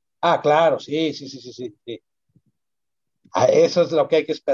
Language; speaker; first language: Spanish; native; Spanish